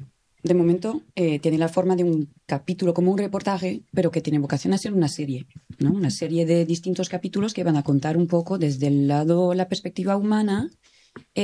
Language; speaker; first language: Spanish; non-native, fluent; French